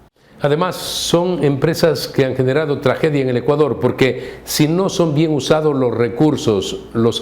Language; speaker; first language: Spanish; native; Spanish